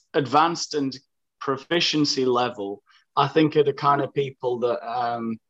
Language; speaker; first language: English; native; English